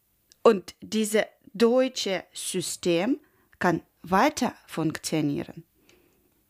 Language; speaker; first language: German; non-native, learner; Ukrainian